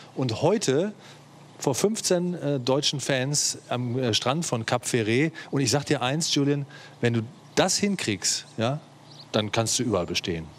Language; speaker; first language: German; native; German